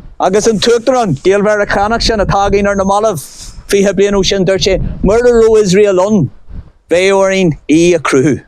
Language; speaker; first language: Irish; non-native, local second language; English